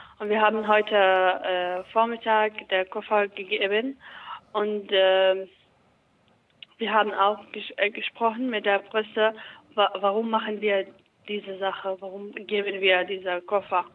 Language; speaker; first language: German; non-native, learner; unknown